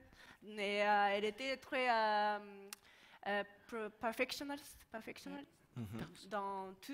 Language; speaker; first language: French; non-native, learner; Japanese